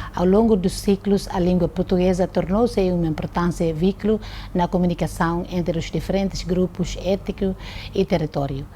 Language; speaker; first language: Portuguese; non-native, local second language; Tetum